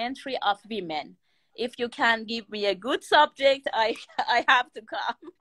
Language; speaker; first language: English; non-native, learner; Persian